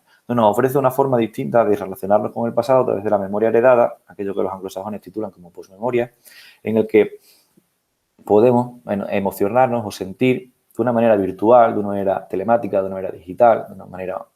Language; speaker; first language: Spanish; native; Spanish